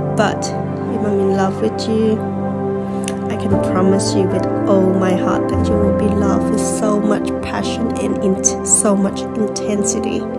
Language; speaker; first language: English; non-native, fluent; Vietnamese